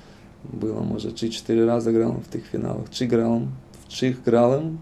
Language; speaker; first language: Polish; non-native, fluent; Lithuanian